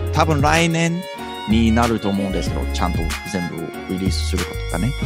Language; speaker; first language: Japanese; non-native, fluent; English